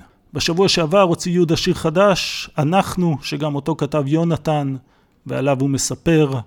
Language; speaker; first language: Hebrew; native; Hebrew